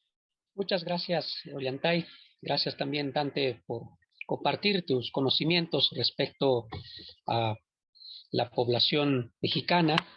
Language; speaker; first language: Spanish; non-native, local second language; Quechua